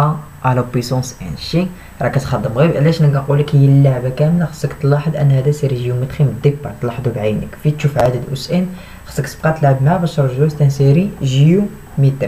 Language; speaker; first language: Arabic; native; Arabic